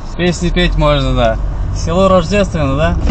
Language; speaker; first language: Russian; non-native, local second language; Kyrgyz